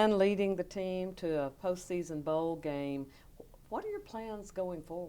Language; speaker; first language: English; native; English